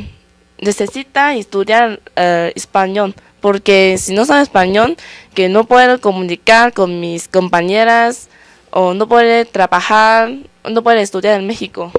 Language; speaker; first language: Spanish; non-native, learner; Chinese